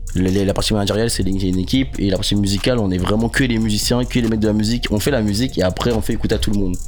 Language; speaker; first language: French; native; French